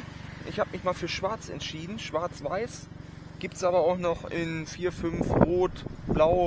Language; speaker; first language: German; native; German